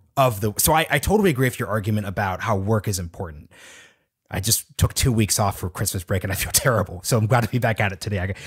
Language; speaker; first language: English; native; English